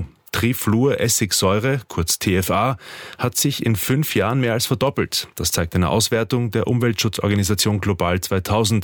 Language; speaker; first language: German; native; German